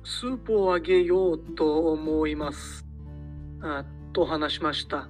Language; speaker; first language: Japanese; non-native, learner; Portuguese